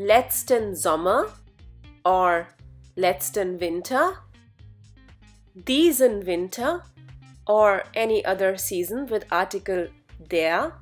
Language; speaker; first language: German; non-native, fluent; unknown